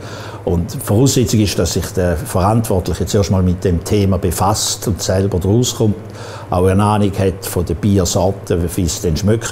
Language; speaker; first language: German; native; German